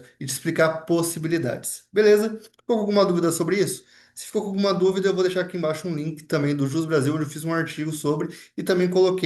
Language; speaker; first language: Portuguese; native; Portuguese